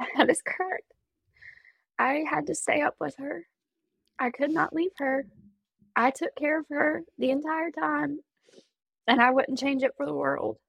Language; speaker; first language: English; native; English